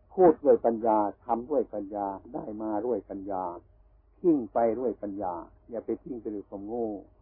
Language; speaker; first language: Thai; native; Thai